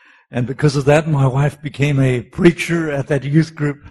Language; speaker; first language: English; native; English